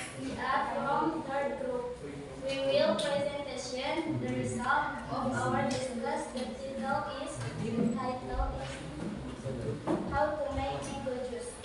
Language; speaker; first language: English; non-native, learner; Indonesian